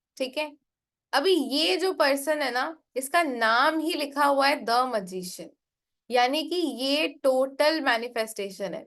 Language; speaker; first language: Hindi; non-native, local second language; Bangla